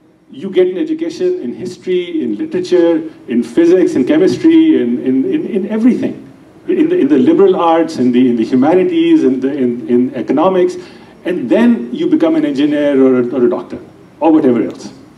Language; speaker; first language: English; non-native, local second language; Urdu